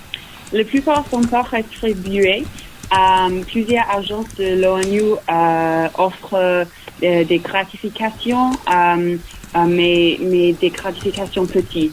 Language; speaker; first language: French; non-native, fluent; English